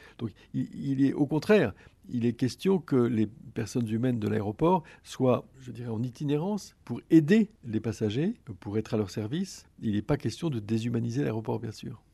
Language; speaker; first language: French; native; French